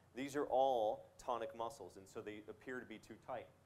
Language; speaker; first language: English; native; English